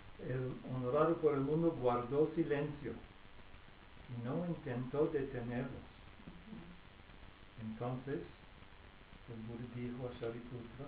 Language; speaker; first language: Spanish; non-native, fluent; English